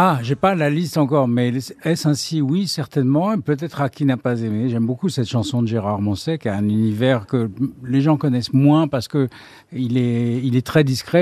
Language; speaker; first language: French; native; French